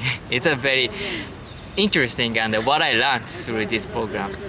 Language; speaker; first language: English; non-native, learner; Japanese